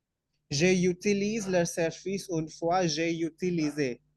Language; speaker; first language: French; non-native, fluent; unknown